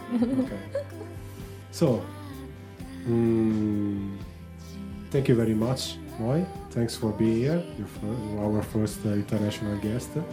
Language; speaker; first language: English; non-native, learner; Italian